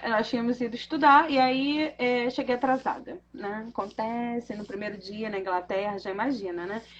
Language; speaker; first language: Portuguese; native; Portuguese